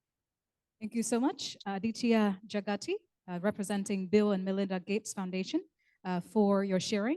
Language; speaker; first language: English; non-native, local second language; Vietnamese